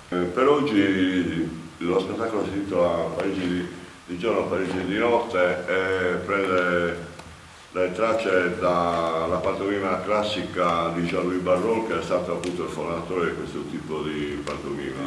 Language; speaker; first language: Italian; native; Italian